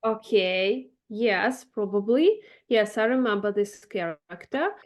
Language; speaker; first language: English; non-native, fluent; Russian